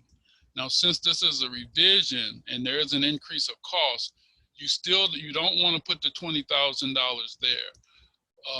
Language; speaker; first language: English; native; English